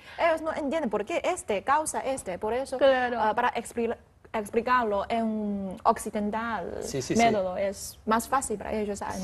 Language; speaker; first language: Spanish; non-native, learner; Chinese